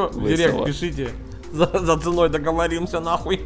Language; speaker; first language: Russian; native; Russian